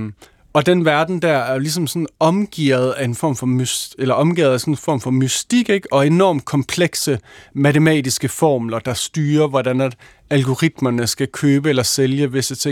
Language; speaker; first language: Danish; native; Danish